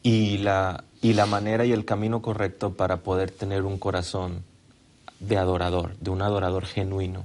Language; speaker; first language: Spanish; native; Spanish